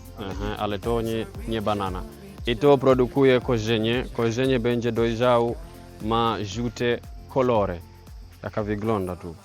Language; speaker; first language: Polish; non-native, learner; Swahili